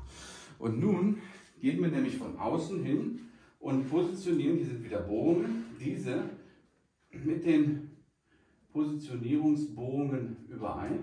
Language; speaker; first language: German; native; German